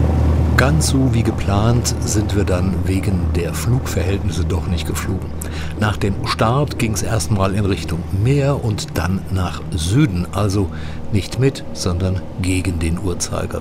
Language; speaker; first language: German; native; German